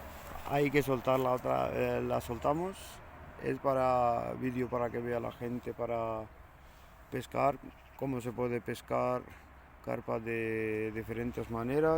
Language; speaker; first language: Spanish; non-native, fluent; Punjabi